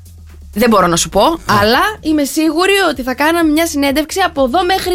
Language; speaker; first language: Greek; native; Greek